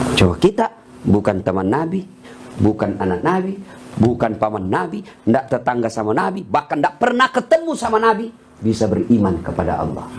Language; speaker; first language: Indonesian; non-native, local second language; Buginese